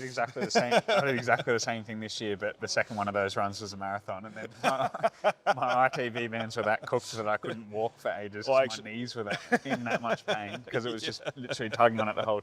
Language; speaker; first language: English; native; English